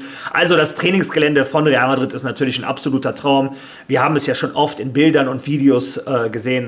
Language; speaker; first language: German; native; German